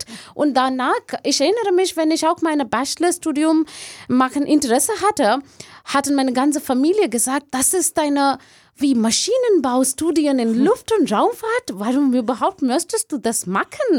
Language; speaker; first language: German; non-native, learner; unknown